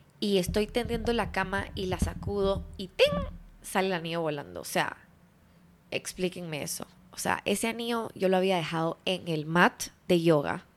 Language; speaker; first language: Spanish; early bilingual, heritage; Spanish